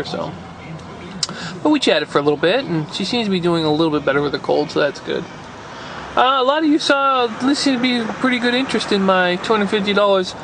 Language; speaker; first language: English; native; English